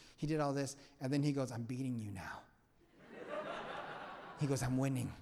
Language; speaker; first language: English; non-native, fluent; Vietnamese